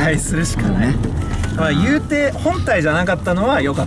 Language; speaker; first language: Japanese; native; Japanese